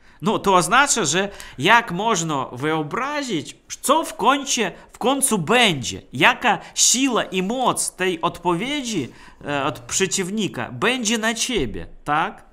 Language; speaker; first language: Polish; non-native, fluent; Russian